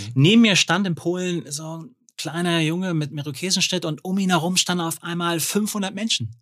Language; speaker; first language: German; native; German